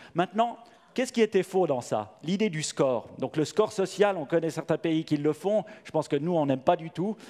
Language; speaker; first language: French; native; French